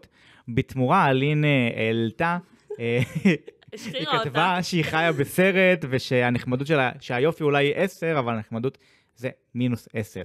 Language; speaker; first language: Hebrew; native; Hebrew